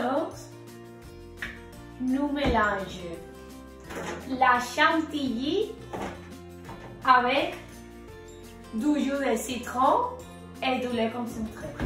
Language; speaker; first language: French; non-native, learner; Spanish